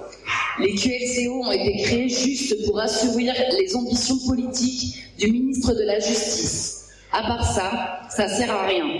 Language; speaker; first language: French; native; French